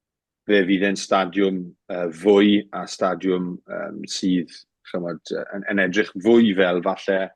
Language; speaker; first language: Welsh; native; Welsh